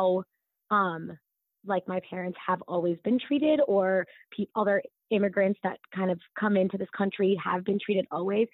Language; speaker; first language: English; native; English